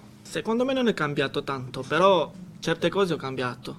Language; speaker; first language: Italian; non-native, learner; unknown